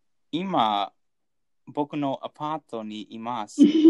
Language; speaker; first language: Japanese; non-native, learner; English